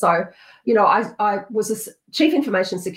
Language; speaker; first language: English; native; English